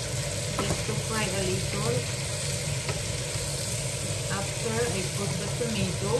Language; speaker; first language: English; non-native, learner; Filipino